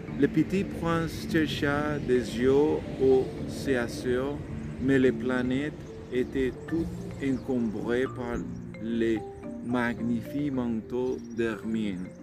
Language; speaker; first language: French; non-native, learner; Spanish